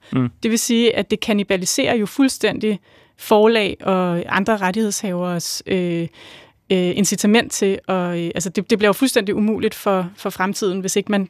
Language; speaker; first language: Danish; native; Danish